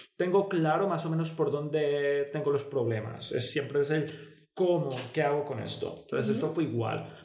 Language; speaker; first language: Spanish; native; Spanish